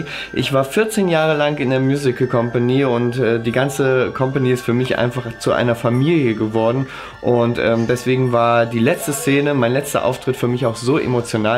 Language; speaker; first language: German; native; German